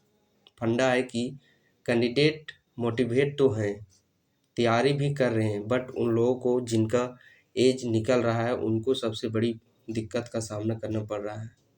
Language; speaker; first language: Hindi; native; Hindi